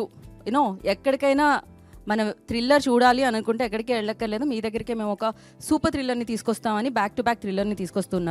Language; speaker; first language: Telugu; native; Telugu